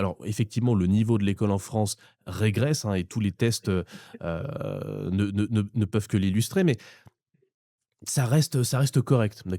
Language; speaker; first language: French; native; French